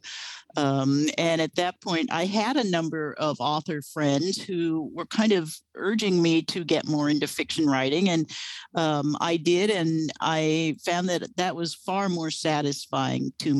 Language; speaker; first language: English; native; English